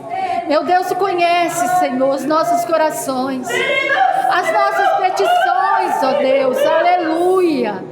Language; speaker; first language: Portuguese; native; Portuguese